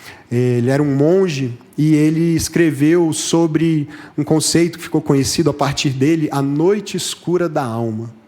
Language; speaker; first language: Portuguese; native; Portuguese